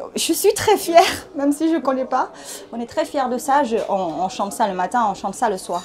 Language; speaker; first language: French; early bilingual, other home language; Thai